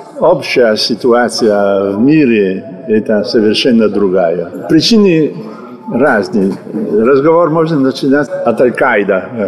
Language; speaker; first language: Russian; non-native, learner; Italian